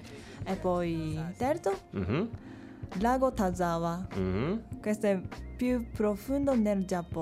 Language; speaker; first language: Italian; non-native, learner; Japanese